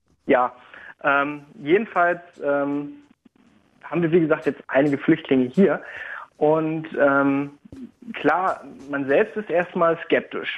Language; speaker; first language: German; native; German